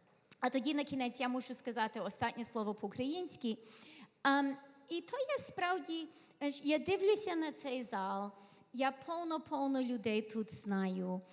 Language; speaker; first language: Ukrainian; early bilingual, heritage; Ukrainian